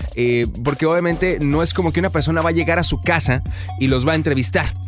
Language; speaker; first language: Spanish; native; Spanish